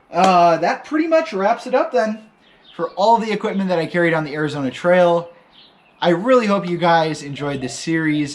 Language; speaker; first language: English; native; English